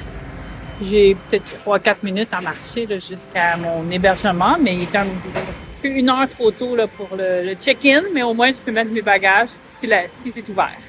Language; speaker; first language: French; native; French